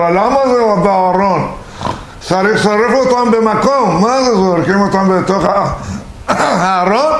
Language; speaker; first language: Hebrew; non-native, fluent; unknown